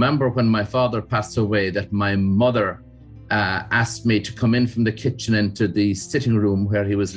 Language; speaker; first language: English; native; English